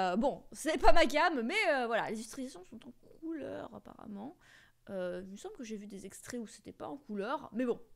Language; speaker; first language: French; native; French